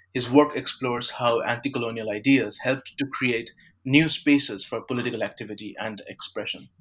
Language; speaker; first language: English; non-native, local second language; Bangla